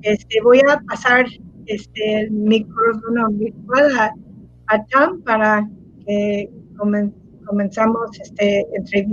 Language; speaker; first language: Spanish; non-native, fluent; English